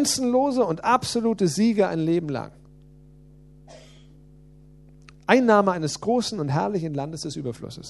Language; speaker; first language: German; native; German